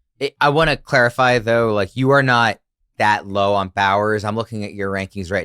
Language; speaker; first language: English; native; English